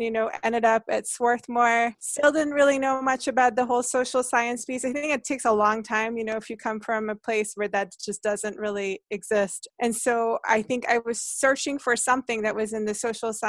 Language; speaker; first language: English; non-native, fluent; Hungarian